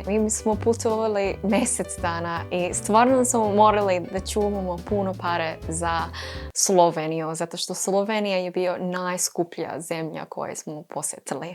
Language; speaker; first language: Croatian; non-native, learner; English